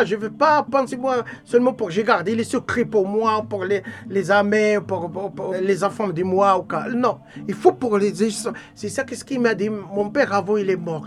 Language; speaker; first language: French; non-native, learner; Arabic